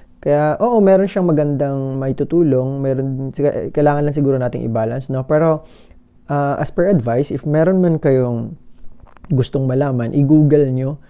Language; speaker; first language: Filipino; native; Filipino